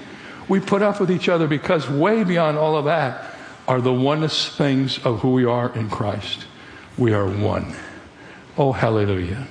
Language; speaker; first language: English; native; English